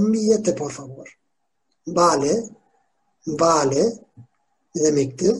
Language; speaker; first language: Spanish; non-native, fluent; Turkish